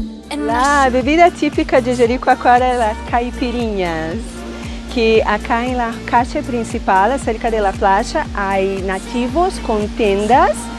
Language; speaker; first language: Spanish; non-native, learner; Portuguese